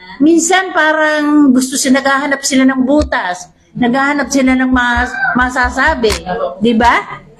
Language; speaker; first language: Filipino; native; Filipino